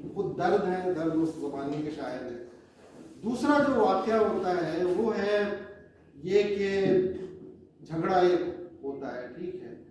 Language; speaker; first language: Urdu; native; Urdu